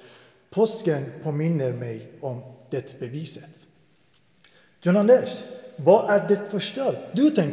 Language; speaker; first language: Swedish; non-native, fluent; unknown